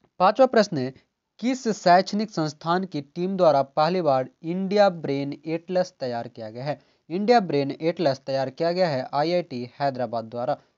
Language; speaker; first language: Hindi; native; Hindi